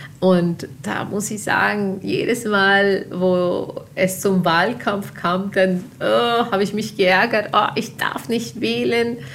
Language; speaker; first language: German; non-native, fluent; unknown